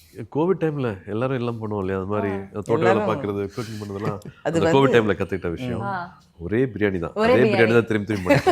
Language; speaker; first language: Tamil; native; Tamil